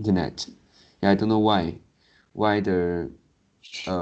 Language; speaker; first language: English; non-native, local second language; Chinese